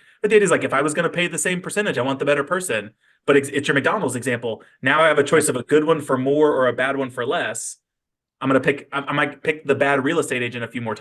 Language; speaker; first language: English; native; English